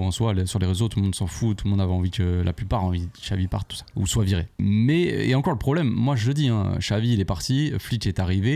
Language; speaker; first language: French; native; French